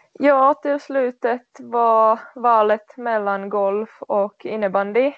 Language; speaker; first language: Swedish; non-native, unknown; Czech